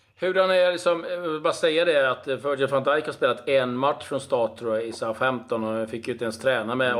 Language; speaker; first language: Swedish; native; Swedish